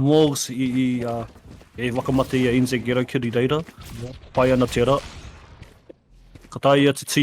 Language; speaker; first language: Māori; non-native, local second language; English